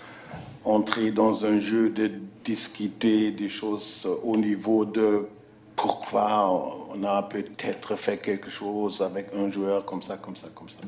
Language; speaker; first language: French; non-native, fluent; German